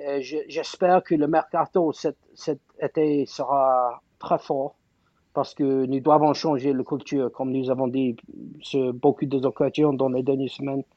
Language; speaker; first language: French; non-native, fluent; English